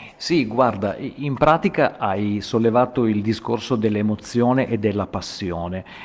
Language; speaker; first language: Italian; native; Italian